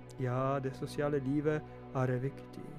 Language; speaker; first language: Norwegian; non-native, fluent; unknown